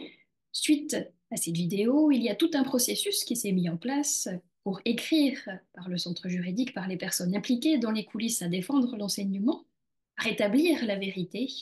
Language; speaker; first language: French; native; French